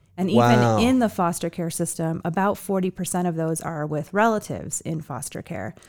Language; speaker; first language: English; native; English